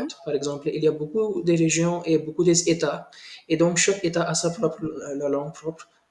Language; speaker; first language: French; non-native, learner; Hindi